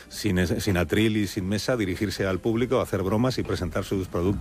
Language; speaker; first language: Spanish; native; Spanish